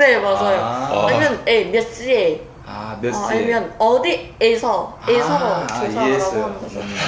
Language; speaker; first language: Korean; non-native, fluent; Vietnamese